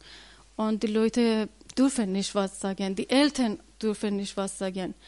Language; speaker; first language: German; non-native, learner; Persian